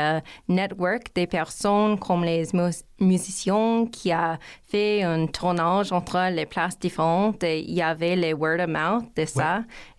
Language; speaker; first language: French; non-native, learner; English